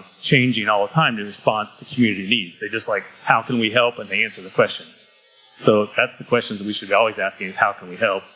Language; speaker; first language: English; native; English